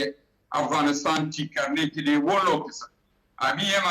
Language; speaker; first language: Hindi; non-native, learner; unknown